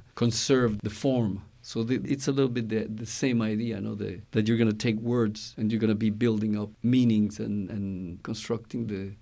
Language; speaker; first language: English; non-native, fluent; Spanish